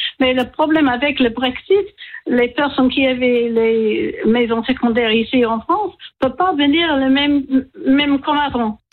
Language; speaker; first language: French; non-native, learner; English